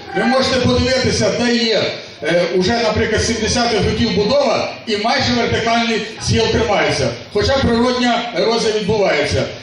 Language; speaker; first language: Ukrainian; native; Ukrainian